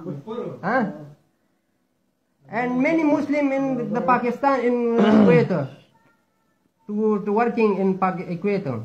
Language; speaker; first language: English; non-native, learner; Urdu